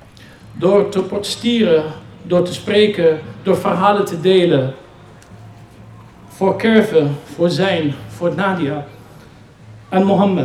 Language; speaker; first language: Dutch; non-native, fluent; Arabic